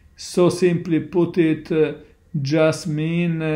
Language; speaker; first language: English; non-native, learner; Italian